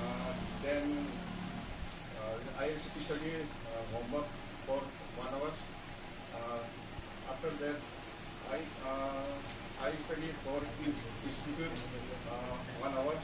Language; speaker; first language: English; non-native, learner; Hindi